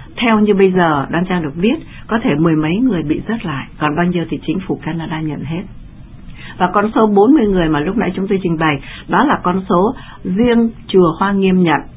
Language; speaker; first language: Vietnamese; native; Vietnamese